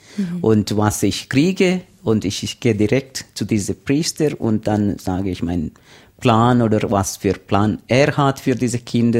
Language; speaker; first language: German; non-native, learner; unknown